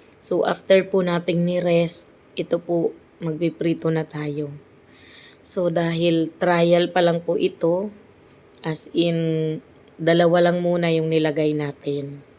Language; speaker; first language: Filipino; native; Filipino